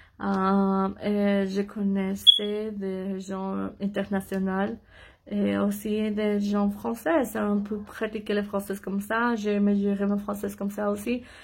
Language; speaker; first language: French; non-native, learner; English